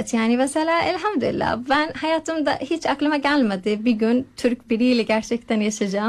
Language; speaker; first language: Turkish; non-native, fluent; Arabic